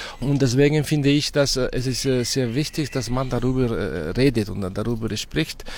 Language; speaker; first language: German; non-native, fluent; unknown